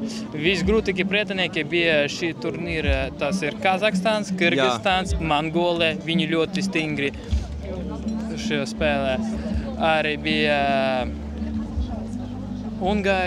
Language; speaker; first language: Latvian; non-native, local second language; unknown